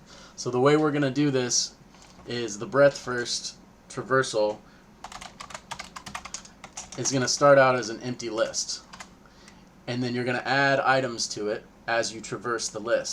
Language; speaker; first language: English; native; English